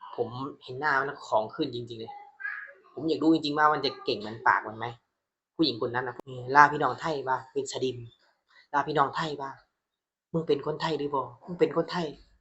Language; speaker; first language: Thai; non-native, fluent; Burmese